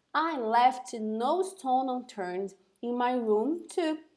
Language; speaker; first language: English; non-native, fluent; Portuguese